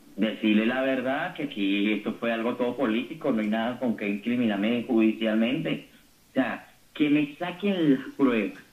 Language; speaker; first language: Spanish; native; Spanish